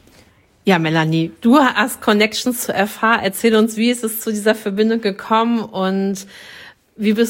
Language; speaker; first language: German; native; German